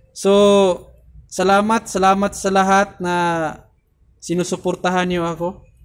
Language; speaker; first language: Filipino; non-native, local second language; Cebuano